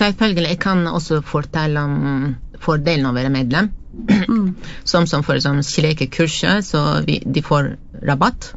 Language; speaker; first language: Norwegian; non-native, fluent; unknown